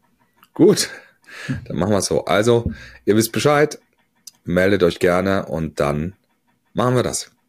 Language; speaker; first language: German; native; German